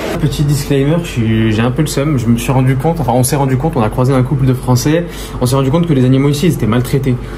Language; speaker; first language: French; native; French